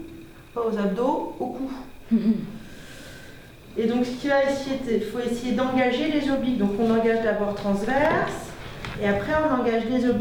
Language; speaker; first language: French; native; French